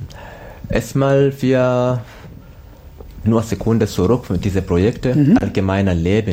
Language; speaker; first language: German; non-native, learner; Swahili